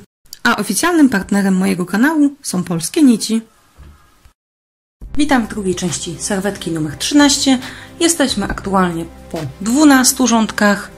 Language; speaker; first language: Polish; native; Polish